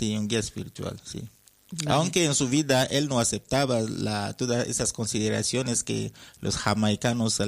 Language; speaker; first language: Spanish; non-native, fluent; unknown